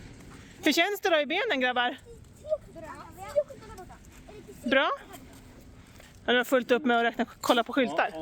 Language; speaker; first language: Swedish; native; Swedish